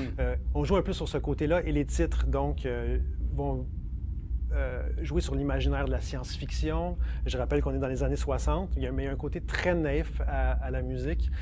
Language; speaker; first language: French; native; French